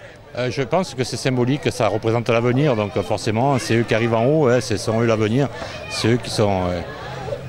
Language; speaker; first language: French; native; French